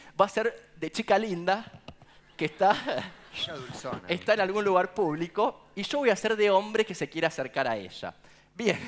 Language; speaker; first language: Spanish; native; Spanish